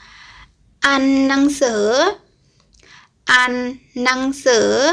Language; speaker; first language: Thai; non-native, fluent; Burmese